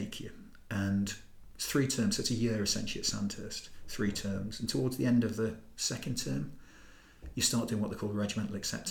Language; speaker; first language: English; native; English